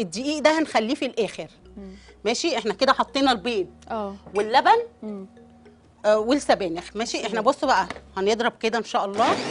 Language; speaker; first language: Arabic; native; Arabic